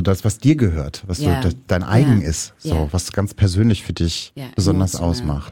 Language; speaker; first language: German; native; German